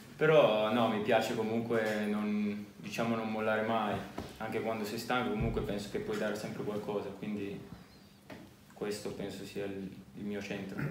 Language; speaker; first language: Italian; native; Italian